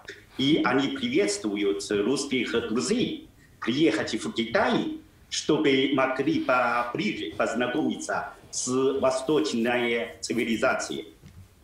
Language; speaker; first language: Russian; non-native, fluent; Chinese